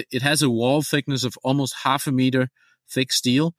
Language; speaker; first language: English; non-native, fluent; Danish